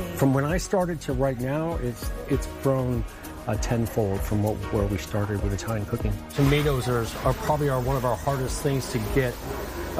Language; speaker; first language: English; native; English